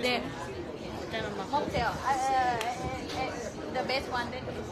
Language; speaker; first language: English; non-native, learner; Thai